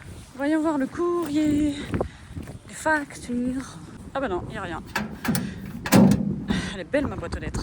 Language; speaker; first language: French; native; French